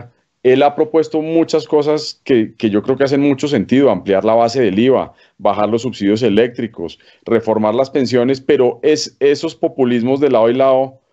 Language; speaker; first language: Spanish; native; Spanish